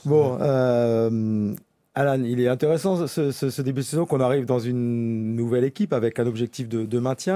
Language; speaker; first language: French; native; French